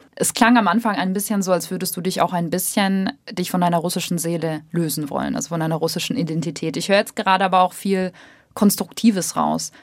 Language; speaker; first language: German; early bilingual, other home language; Russian